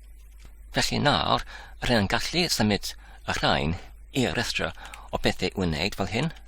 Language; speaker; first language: Welsh; non-native, learner; English